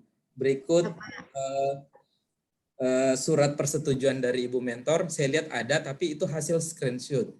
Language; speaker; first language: Indonesian; native; Indonesian